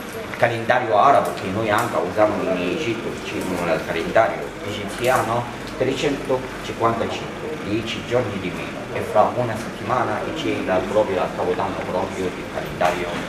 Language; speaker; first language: Italian; non-native, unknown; Arabic